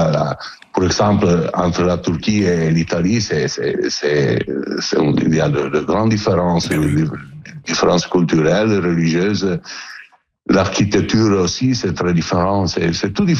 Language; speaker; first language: French; non-native, learner; Italian